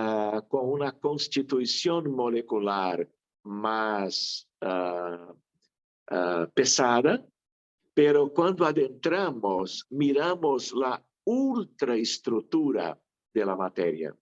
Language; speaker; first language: Spanish; non-native, fluent; Portuguese